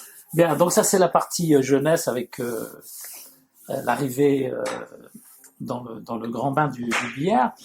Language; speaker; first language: French; native; French